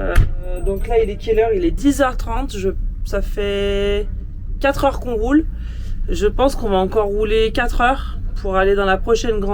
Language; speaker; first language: French; native; French